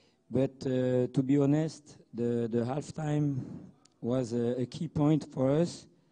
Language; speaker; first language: English; non-native, fluent; French